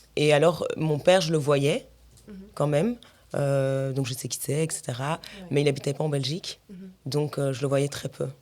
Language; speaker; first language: French; native; French